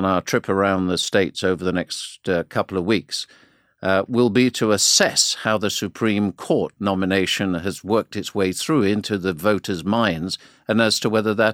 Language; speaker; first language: English; native; English